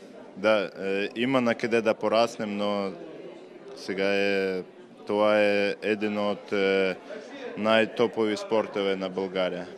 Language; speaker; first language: Bulgarian; non-native, learner; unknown